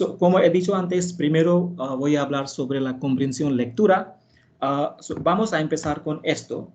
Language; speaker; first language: Spanish; non-native, fluent; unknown